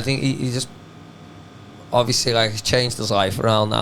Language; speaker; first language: English; native; English